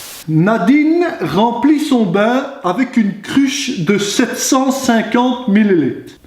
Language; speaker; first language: French; native; French